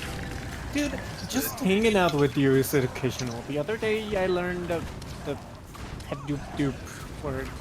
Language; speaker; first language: English; native; English